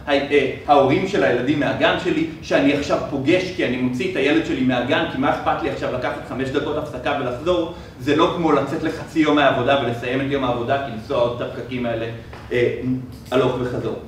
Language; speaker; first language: Hebrew; native; Hebrew